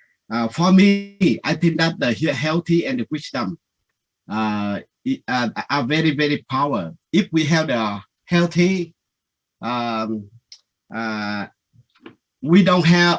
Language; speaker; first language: English; non-native, learner; Vietnamese